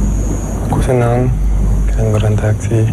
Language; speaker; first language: Indonesian; non-native, fluent; English